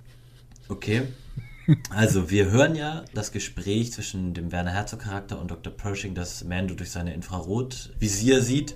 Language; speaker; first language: German; native; German